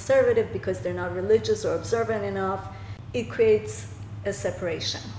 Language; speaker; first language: English; non-native, fluent; Persian